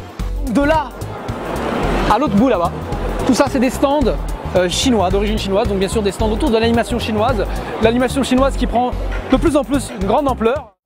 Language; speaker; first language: French; native; French